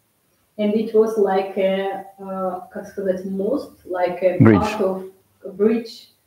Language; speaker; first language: English; non-native, learner; Russian